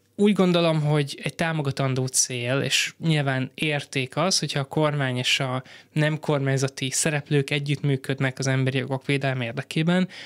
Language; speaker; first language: Hungarian; native; Hungarian